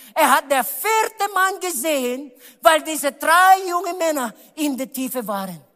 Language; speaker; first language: German; non-native, learner; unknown